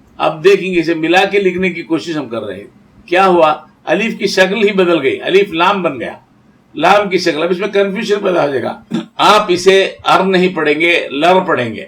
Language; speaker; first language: Urdu; native; Urdu